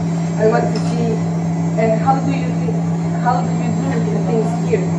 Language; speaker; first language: English; non-native, fluent; Spanish